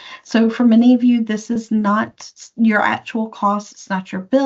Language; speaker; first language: English; native; English